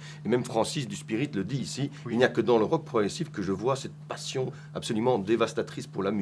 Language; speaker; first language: French; native; French